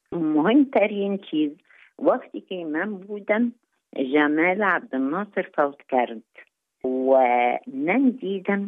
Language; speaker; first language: Persian; non-native, fluent; Arabic